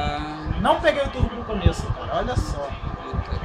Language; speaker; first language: Portuguese; native; Portuguese